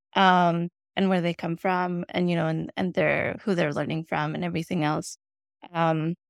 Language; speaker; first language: English; non-native, fluent; Spanish